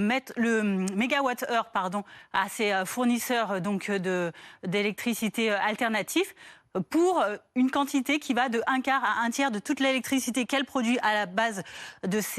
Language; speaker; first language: French; native; French